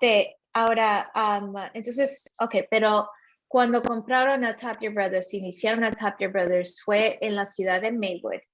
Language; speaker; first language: Spanish; early bilingual, heritage; Spanish